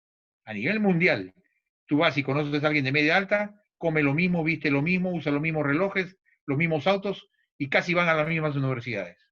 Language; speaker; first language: Spanish; native; Spanish